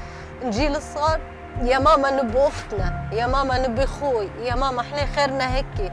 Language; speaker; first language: Arabic; native; Arabic